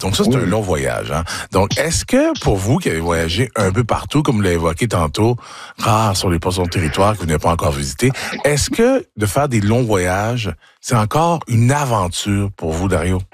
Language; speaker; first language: French; native; French